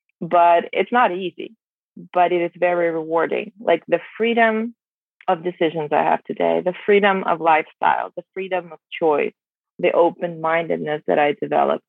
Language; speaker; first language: English; non-native, fluent; Russian